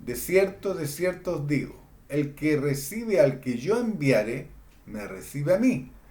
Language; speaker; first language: Spanish; native; Spanish